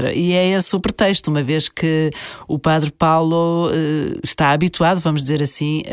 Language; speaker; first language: Portuguese; native; Portuguese